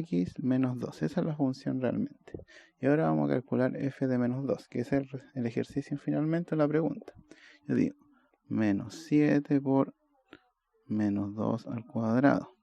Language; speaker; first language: Spanish; native; Spanish